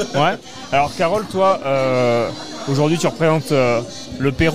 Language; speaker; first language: French; native; French